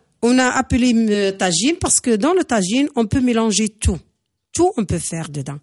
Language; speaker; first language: French; non-native, fluent; Arabic